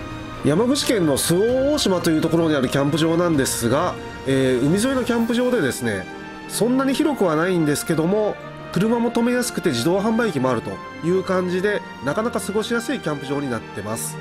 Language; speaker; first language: Japanese; native; Japanese